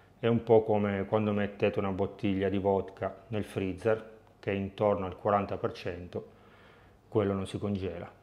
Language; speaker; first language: Italian; native; Italian